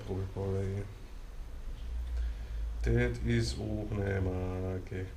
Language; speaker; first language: German; native; German